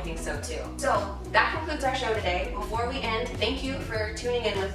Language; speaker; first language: English; native; English